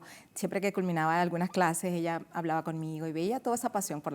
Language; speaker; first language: Spanish; native; Spanish